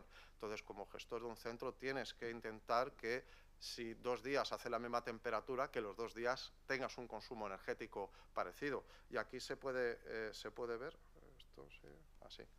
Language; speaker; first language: Spanish; native; Spanish